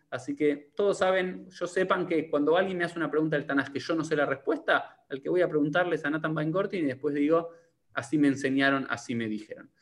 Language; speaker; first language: Spanish; native; Spanish